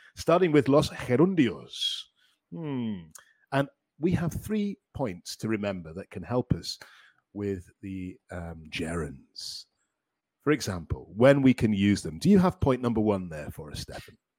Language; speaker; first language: English; native; English